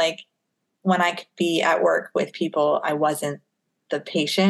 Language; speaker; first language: English; native; English